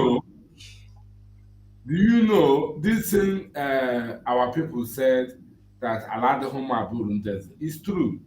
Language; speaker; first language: English; non-native, local second language; Igbo